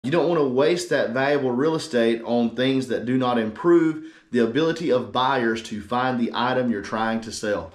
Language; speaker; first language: English; native; English